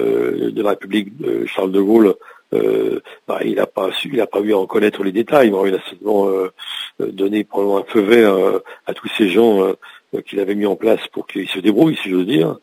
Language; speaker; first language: French; native; French